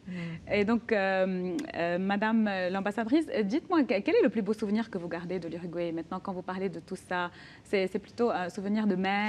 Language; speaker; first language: French; non-native, local second language; Arabic